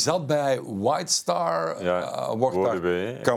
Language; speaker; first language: Dutch; native; Dutch